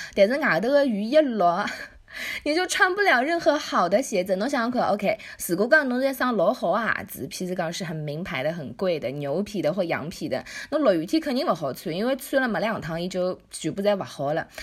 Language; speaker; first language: Chinese; native; Chinese